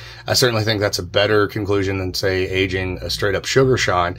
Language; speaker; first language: English; native; English